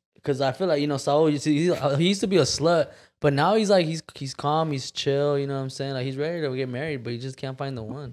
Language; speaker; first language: English; native; English